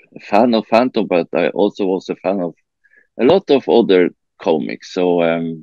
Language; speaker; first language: English; non-native, learner; Norwegian